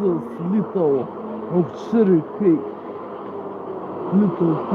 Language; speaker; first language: English; non-native, learner; Russian